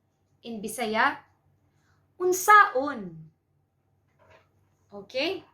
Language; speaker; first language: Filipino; non-native, local second language; Cebuano